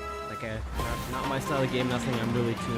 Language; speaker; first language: English; native; English